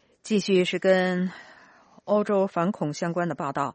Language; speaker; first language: Chinese; native; Chinese